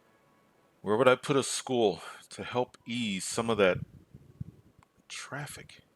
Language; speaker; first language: English; native; English